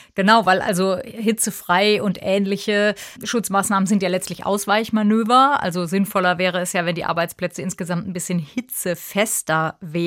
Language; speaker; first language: German; native; German